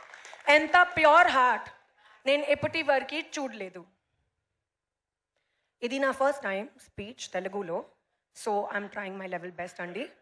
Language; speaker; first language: Telugu; non-native, learner; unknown